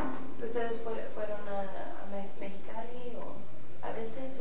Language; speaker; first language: Spanish; early bilingual, heritage; Spanish